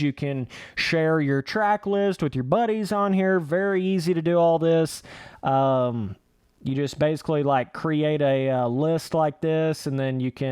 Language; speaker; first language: English; native; English